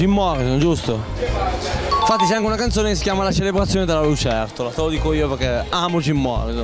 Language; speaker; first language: Italian; native; Italian